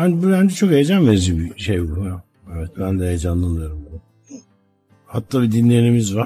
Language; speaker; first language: Turkish; native; Turkish